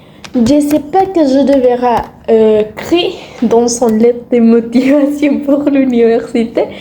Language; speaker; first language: French; non-native, learner; Spanish